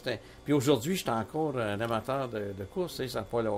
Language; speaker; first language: French; native; French